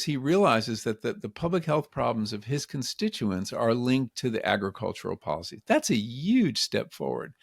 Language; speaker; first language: English; native; English